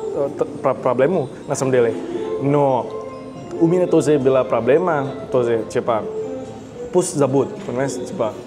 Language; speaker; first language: Russian; non-native, learner; Indonesian